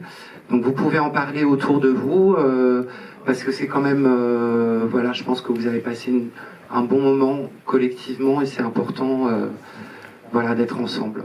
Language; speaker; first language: French; native; French